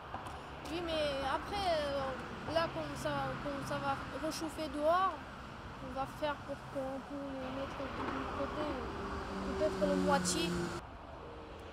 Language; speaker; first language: French; non-native, fluent; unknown